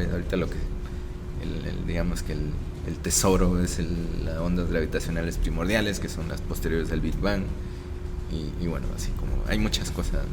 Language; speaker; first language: Spanish; native; Spanish